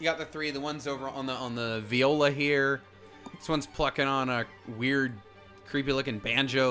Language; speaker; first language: English; native; English